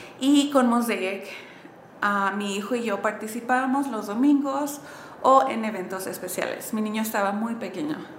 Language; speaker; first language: Spanish; early bilingual, heritage; Spanish